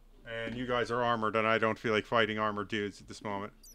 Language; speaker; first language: English; native; English